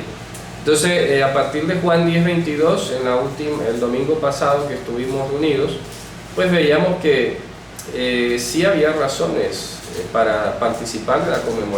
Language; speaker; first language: Spanish; native; Spanish